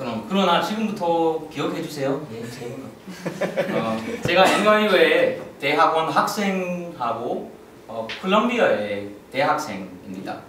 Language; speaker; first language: Korean; non-native, learner; English